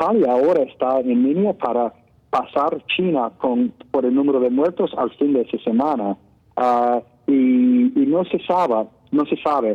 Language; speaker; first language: Spanish; non-native, fluent; Italian